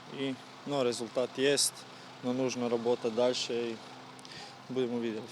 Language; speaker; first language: Russian; non-native, learner; Croatian